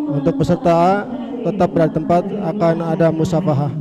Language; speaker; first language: Indonesian; native; Indonesian